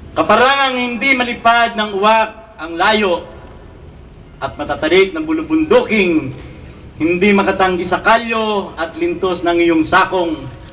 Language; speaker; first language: Filipino; native; Filipino